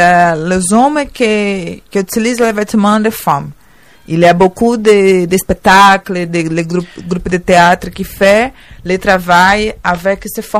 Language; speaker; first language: French; non-native, learner; Portuguese